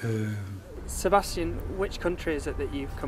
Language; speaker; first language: English; native; English